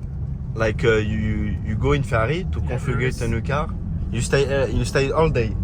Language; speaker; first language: English; non-native, learner; French